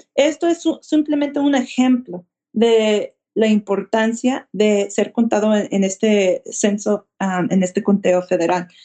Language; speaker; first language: Spanish; early bilingual, heritage; Spanish